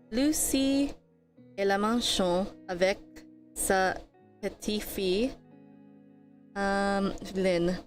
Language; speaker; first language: French; non-native, learner; English